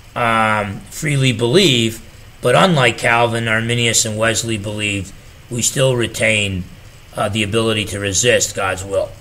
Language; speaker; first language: English; native; English